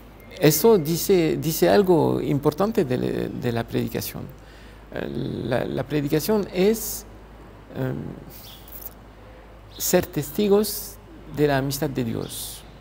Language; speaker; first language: Spanish; non-native, fluent; French